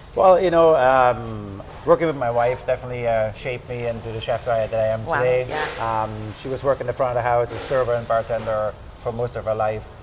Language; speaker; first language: English; non-native, fluent; German